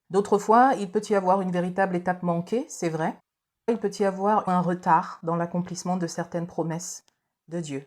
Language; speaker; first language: French; native; French